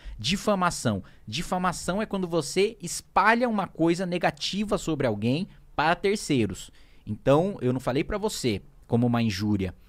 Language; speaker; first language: Portuguese; native; Portuguese